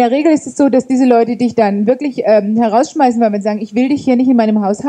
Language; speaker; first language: German; native; German